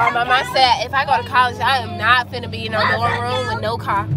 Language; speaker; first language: English; native; English